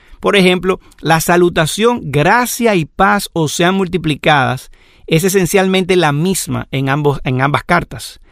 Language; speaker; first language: Spanish; native; Spanish